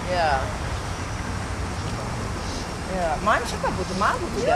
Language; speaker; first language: Lithuanian; early bilingual, heritage; English